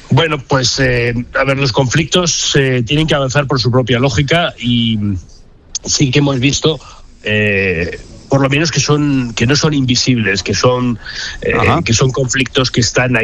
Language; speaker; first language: Spanish; native; Spanish